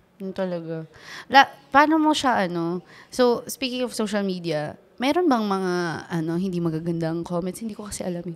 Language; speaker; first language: Filipino; native; Filipino